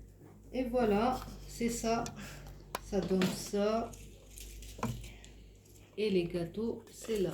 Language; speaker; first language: French; non-native, fluent; Arabic